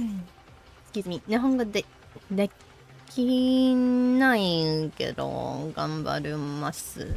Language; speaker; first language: Japanese; non-native, learner; English